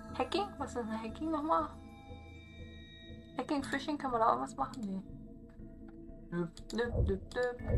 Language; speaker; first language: German; native; German